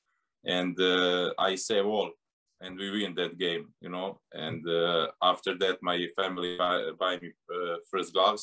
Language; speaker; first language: English; non-native, learner; Serbian